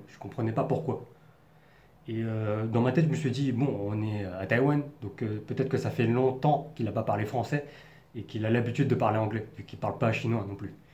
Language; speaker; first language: French; native; French